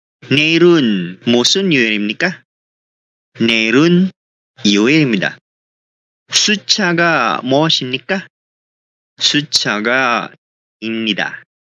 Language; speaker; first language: Korean; non-native, fluent; Filipino